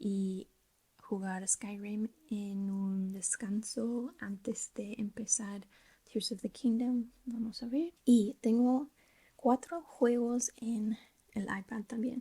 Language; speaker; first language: Spanish; non-native, learner; English